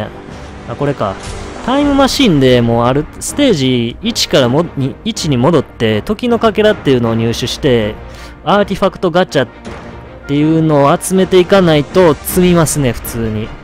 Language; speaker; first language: Japanese; native; Japanese